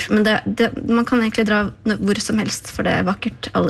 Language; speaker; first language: Norwegian; early bilingual, other home language; Icelandic